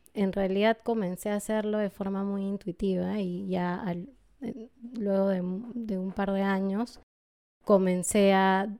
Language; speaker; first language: Spanish; native; Spanish